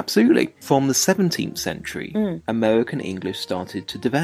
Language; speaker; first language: English; native; English